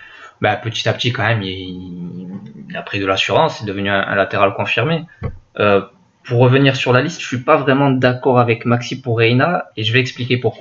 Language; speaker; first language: French; native; French